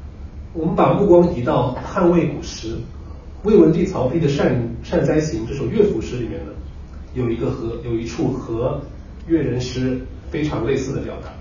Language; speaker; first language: Chinese; native; Chinese